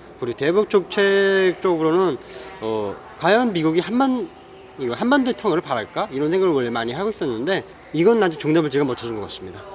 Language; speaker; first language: Korean; native; Korean